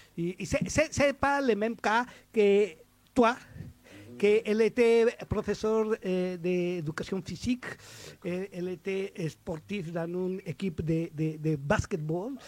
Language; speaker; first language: French; non-native, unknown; Spanish